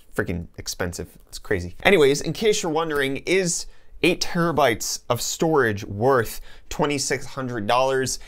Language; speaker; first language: English; native; English